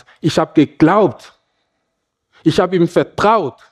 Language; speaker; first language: German; non-native, fluent; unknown